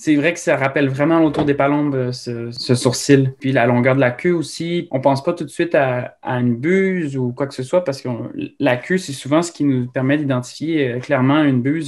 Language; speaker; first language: French; native; French